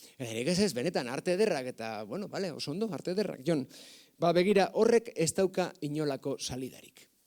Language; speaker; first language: Basque; native; Basque